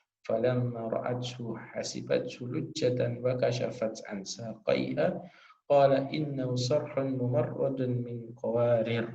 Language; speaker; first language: Arabic; non-native, fluent; Indonesian